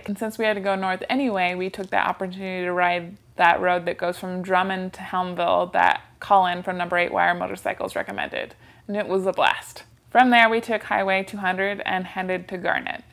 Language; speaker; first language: English; native; English